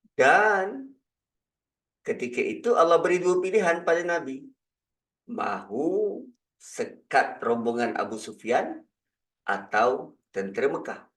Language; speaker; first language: Malay; native; Malay